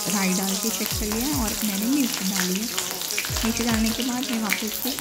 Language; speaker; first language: Hindi; non-native, local second language; Gujarati